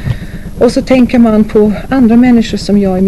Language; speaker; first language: Swedish; non-native, fluent; English